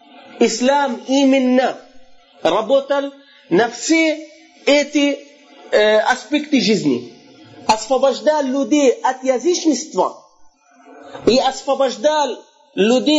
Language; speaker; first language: Russian; non-native, fluent; Arabic